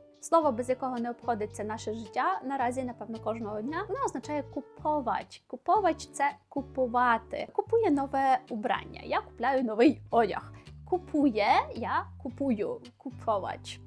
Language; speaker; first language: Polish; non-native, learner; Ukrainian